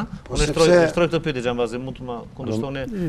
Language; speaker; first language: Albanian; native; Albanian